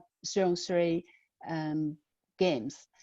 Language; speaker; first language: English; non-native, learner; Chinese